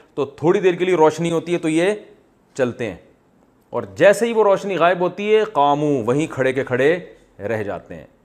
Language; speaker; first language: Urdu; native; Urdu